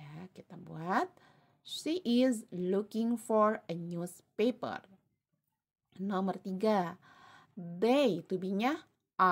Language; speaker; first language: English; non-native, learner; Indonesian